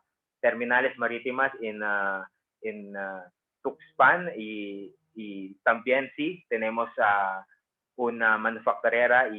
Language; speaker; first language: Spanish; non-native, fluent; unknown